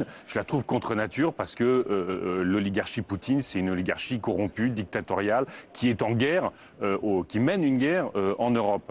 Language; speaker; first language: French; native; French